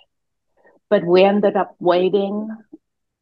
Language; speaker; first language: English; non-native, fluent; Swiss German